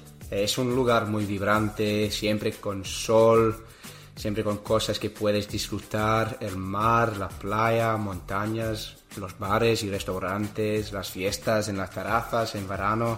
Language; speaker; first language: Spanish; non-native, learner; English